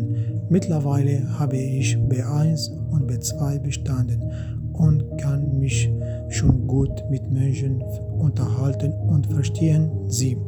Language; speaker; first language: German; non-native, fluent; Arabic